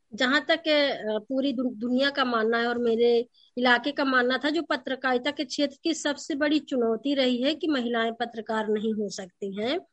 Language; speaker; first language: Hindi; native; Hindi